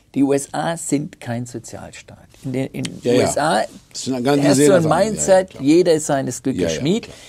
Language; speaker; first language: German; native; German